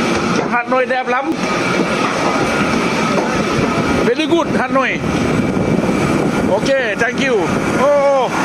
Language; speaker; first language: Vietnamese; non-native, learner; Lao